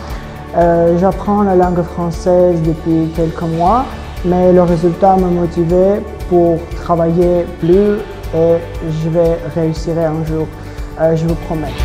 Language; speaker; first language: French; non-native, learner; Armenian